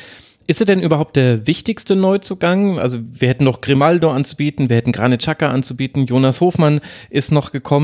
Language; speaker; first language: German; native; German